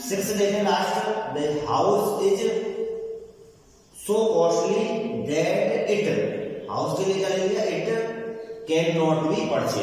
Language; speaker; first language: Hindi; native; Hindi